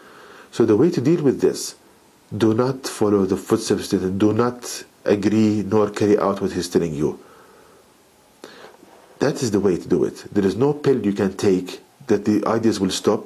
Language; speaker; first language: English; non-native, fluent; Arabic